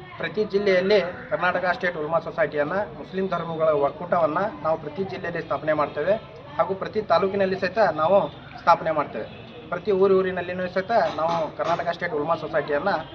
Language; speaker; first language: Kannada; non-native, local second language; Urdu